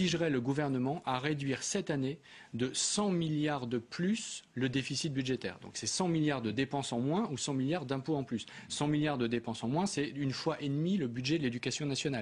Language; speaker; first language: French; native; French